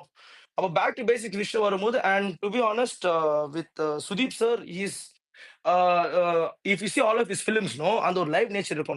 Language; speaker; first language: Tamil; native; Tamil